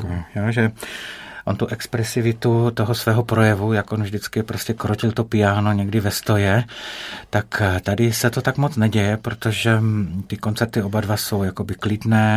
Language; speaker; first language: Czech; native; Czech